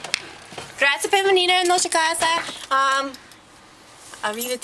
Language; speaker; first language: Italian; non-native, learner; English